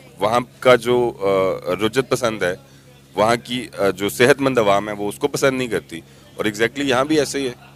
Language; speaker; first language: Urdu; non-native, local second language; Punjabi